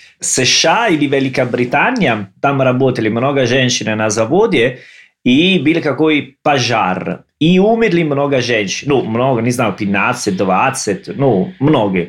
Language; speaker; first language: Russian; non-native, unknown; Italian